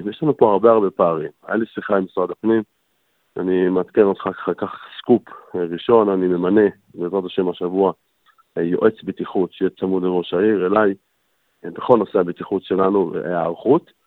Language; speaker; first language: Hebrew; native; Hebrew